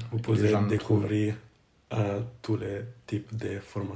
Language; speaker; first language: French; non-native, learner; English